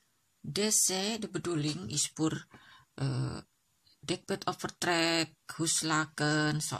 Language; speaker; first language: Dutch; non-native, learner; Indonesian